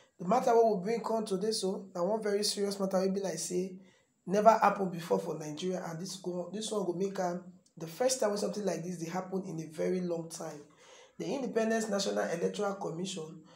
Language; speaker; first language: Nigerian Pidgin; native; Nigerian Pidgin